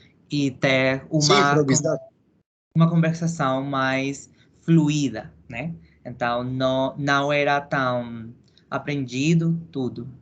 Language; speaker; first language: Portuguese; non-native, learner; Spanish